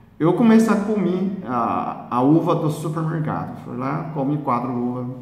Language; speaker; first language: Portuguese; non-native, fluent; Chinese